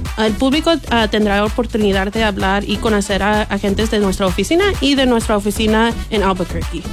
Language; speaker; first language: Spanish; early bilingual, heritage; English